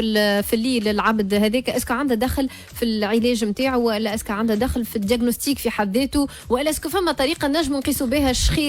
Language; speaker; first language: Arabic; native; Arabic